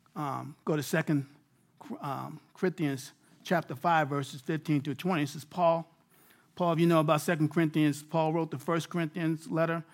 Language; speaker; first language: English; native; English